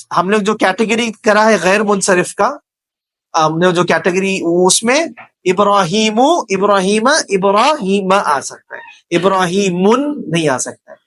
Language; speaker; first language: Urdu; native; Urdu